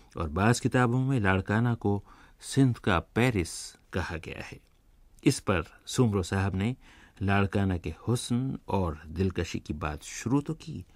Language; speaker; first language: Urdu; native; Urdu